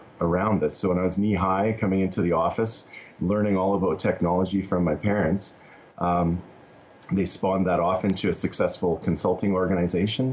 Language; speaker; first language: English; native; English